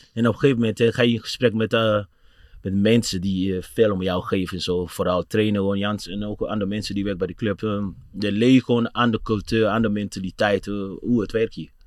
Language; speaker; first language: Dutch; non-native, fluent; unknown